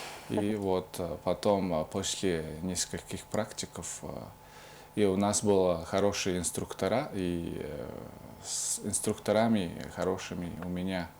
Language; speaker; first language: Russian; non-native, fluent; Mongolian